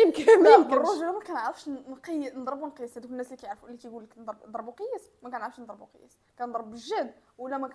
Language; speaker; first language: Arabic; native; Arabic